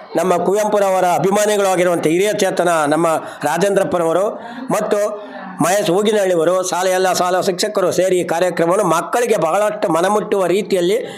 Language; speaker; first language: Kannada; native; Kannada